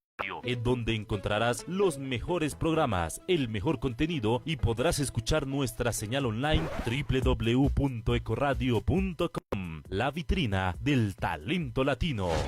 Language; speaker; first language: Spanish; native; Spanish